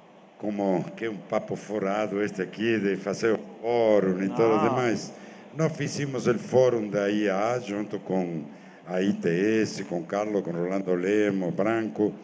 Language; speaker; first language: Portuguese; non-native, fluent; Spanish